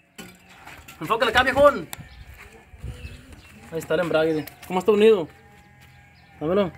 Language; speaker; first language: Spanish; native; Spanish